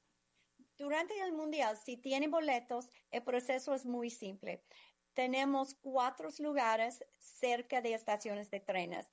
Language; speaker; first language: Spanish; non-native, fluent; English